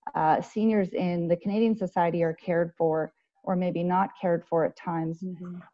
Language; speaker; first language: English; native; English